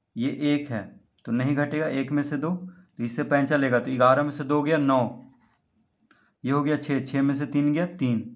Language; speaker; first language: Hindi; native; Hindi